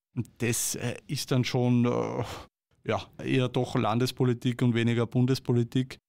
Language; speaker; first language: German; native; German